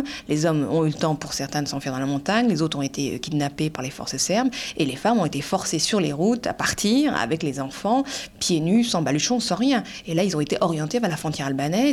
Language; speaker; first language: French; native; French